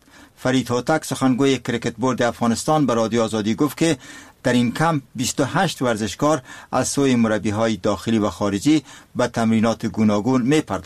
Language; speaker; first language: Persian; native; Persian